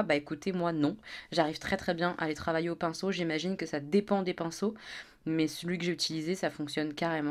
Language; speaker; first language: French; native; French